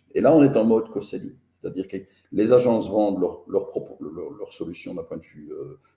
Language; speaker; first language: French; native; French